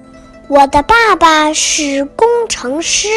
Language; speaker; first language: Chinese; non-native, learner; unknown